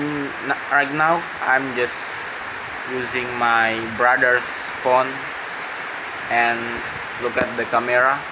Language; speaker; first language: English; non-native, learner; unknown